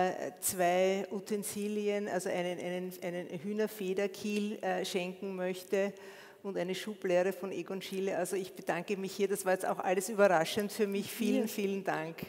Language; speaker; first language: German; native; German